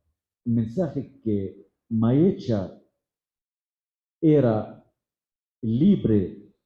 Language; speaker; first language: Spanish; non-native, fluent; Arabic